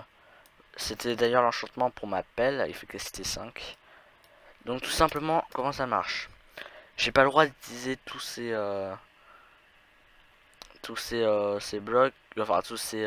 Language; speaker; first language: French; native; French